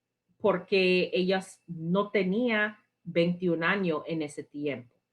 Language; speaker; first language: Spanish; non-native, fluent; English